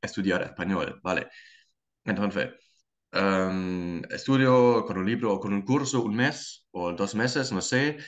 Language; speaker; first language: Spanish; non-native, learner; German